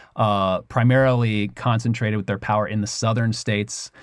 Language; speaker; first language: English; native; English